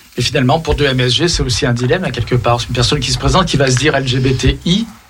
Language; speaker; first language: French; native; French